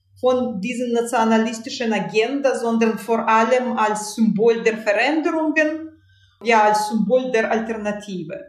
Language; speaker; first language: German; non-native, fluent; Russian